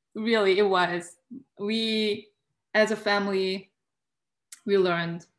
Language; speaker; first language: English; non-native, fluent; Korean